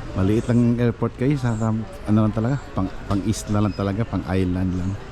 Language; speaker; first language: Filipino; non-native, local second language; Cebuano